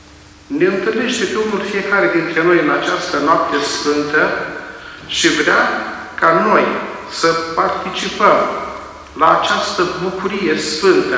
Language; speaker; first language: Romanian; native; Romanian